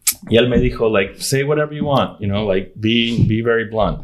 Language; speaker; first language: English; early bilingual, other home language; Spanish